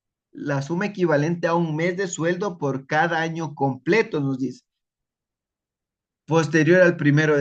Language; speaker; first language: Spanish; native; Spanish